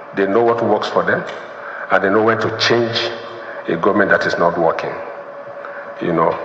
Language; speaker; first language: English; non-native, local second language; Yoruba